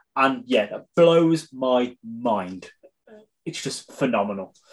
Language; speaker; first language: English; native; English